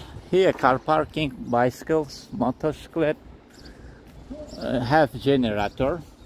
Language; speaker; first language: English; non-native, learner; Lezghian